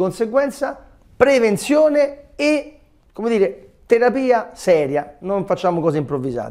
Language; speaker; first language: Italian; native; Italian